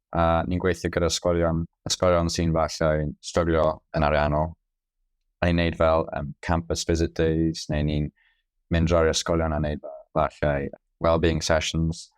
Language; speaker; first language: Welsh; non-native, local second language; English